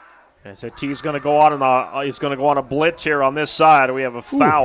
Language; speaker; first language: English; native; English